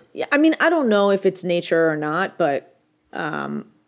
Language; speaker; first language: English; native; English